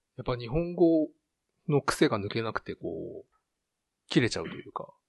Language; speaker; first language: Japanese; native; Japanese